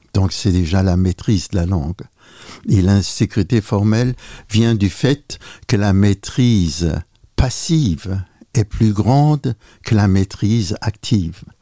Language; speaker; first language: French; non-native, local second language; Luxembourgish